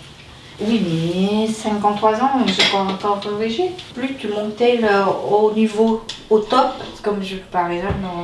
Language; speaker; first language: French; non-native, learner; Vietnamese